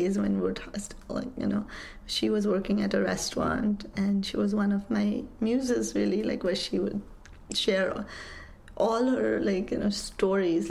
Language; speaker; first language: English; non-native, local second language; Nepali